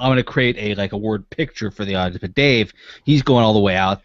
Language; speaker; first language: English; native; English